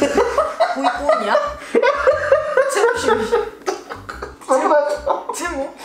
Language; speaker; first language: Polish; non-native, learner; Korean